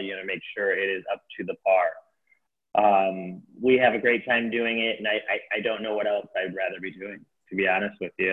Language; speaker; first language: English; native; English